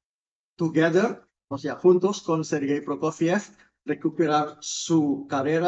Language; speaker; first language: Spanish; non-native, fluent; Indonesian